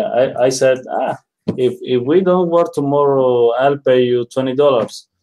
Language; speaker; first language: English; non-native, learner; Spanish